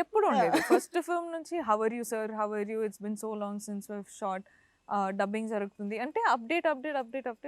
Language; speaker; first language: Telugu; non-native, local second language; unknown